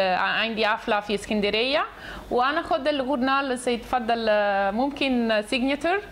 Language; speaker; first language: Arabic; non-native, learner; Italian